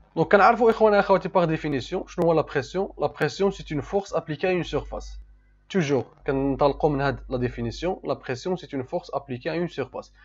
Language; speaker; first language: French; non-native, local second language; Arabic